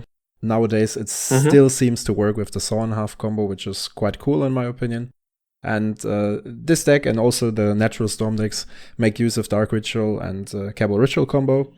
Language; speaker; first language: English; non-native, fluent; German